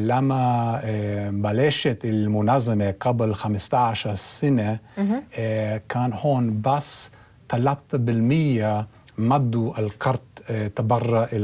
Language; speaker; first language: Arabic; non-native, learner; English